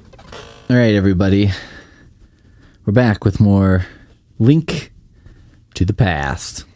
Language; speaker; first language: English; native; English